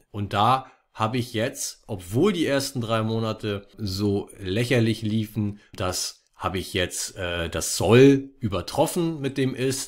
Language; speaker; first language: German; native; German